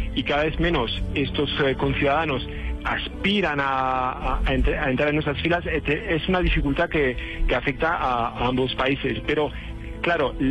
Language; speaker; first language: Spanish; non-native, fluent; French